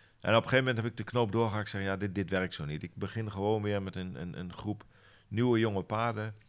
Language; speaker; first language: Dutch; native; Dutch